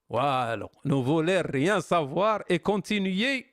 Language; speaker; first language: French; non-native, local second language; Arabic